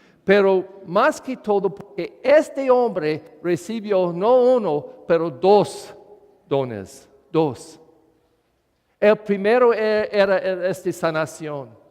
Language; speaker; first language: Spanish; non-native, learner; English